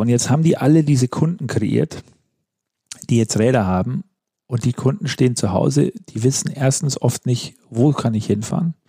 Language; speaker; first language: German; native; German